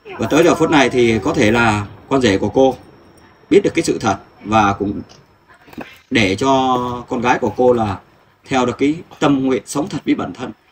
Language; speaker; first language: Vietnamese; native; Vietnamese